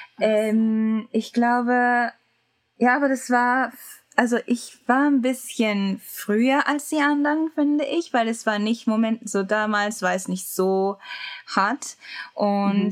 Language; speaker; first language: German; non-native, learner; Japanese